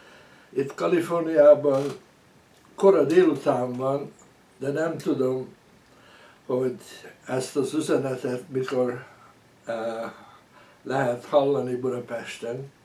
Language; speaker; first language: Hungarian; early bilingual, heritage; Hungarian